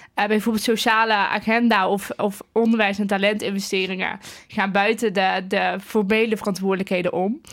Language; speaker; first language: Dutch; native; Dutch